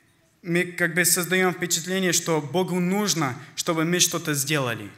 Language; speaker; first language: Russian; early bilingual, heritage; Russian